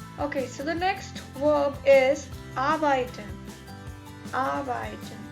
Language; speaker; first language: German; non-native, fluent; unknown